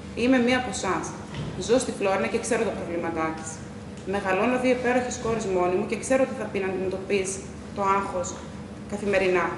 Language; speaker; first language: Greek; early bilingual, heritage; Greek